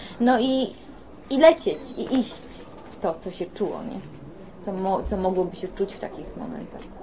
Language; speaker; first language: Polish; native; Polish